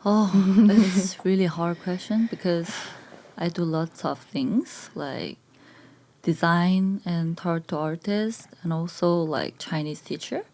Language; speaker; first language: English; non-native, learner; Korean